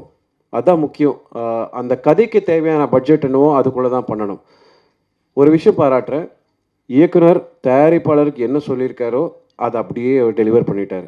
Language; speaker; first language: Tamil; native; Tamil